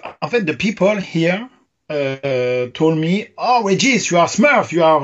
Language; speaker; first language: English; non-native, learner; French